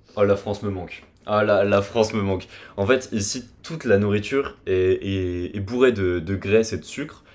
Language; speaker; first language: French; native; French